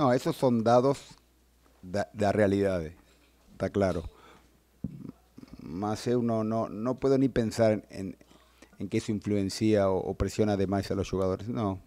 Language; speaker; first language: Portuguese; non-native, learner; Spanish